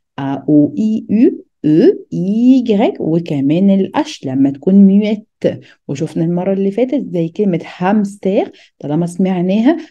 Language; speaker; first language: Arabic; native; Arabic